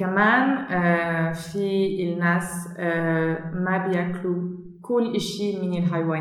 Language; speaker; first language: Arabic; non-native, learner; German